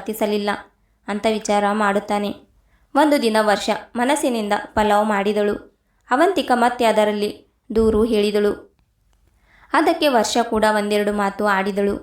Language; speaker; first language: Kannada; native; Kannada